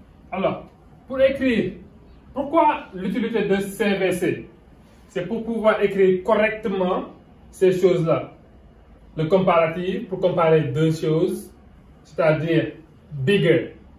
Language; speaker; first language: French; non-native, local second language; Wolof